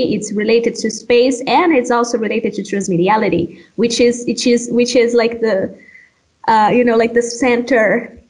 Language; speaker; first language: English; non-native, fluent; Portuguese